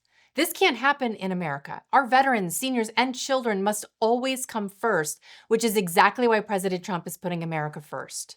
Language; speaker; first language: English; native; English